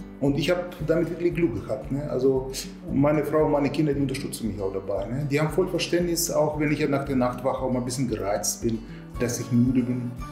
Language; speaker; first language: German; non-native, fluent; Russian